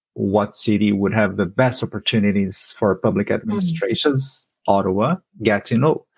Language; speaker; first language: English; non-native, fluent; Portuguese